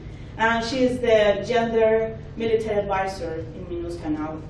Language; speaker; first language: English; non-native, fluent; Spanish